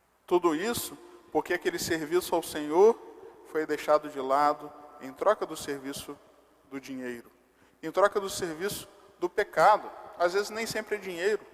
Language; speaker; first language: Portuguese; native; Portuguese